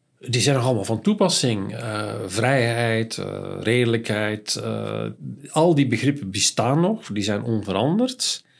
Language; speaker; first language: Dutch; native; Dutch